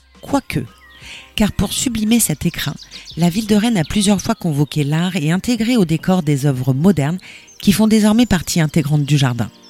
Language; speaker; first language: French; native; French